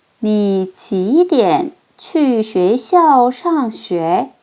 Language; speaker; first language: Chinese; non-native, fluent; Korean